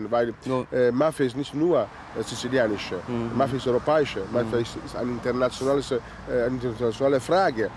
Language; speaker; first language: German; non-native, learner; Italian